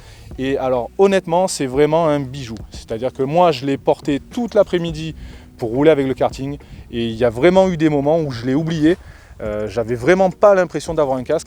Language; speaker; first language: French; native; French